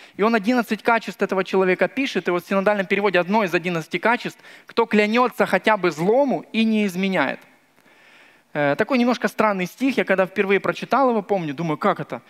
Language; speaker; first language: Russian; native; Russian